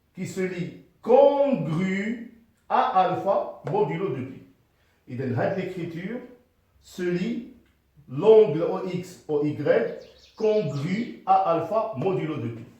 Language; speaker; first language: French; non-native, local second language; Arabic